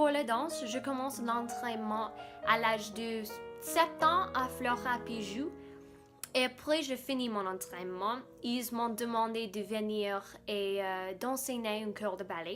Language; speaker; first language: French; non-native, local second language; English